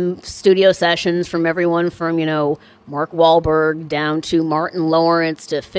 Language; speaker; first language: English; native; English